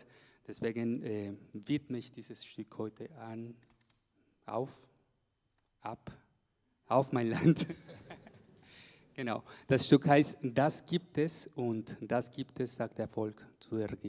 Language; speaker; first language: German; non-native, fluent; Spanish